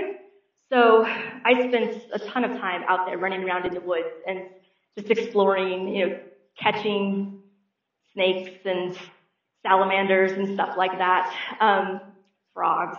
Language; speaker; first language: English; native; English